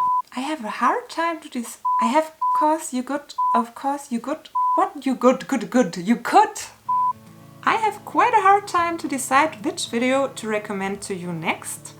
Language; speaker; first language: English; non-native, fluent; German